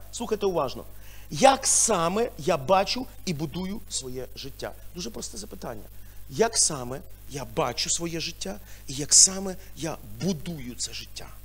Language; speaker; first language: Ukrainian; non-native, local second language; Russian